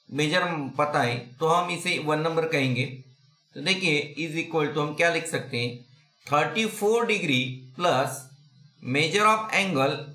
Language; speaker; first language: Hindi; non-native, local second language; Marathi